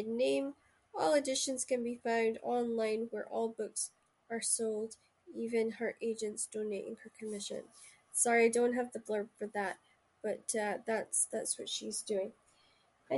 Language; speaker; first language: English; non-native, local second language; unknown